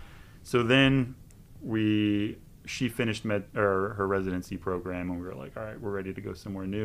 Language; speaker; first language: English; native; English